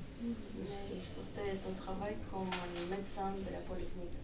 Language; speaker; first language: French; non-native, fluent; Armenian